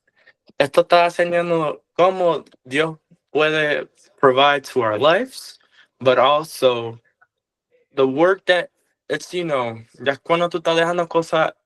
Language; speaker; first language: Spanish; early bilingual, heritage; Spanish